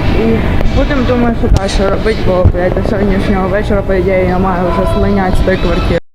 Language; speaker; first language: Ukrainian; native; Ukrainian